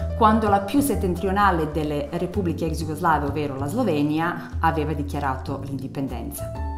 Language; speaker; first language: Italian; non-native, fluent; Serbian